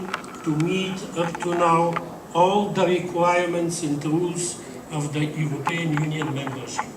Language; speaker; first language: English; non-native, fluent; Bulgarian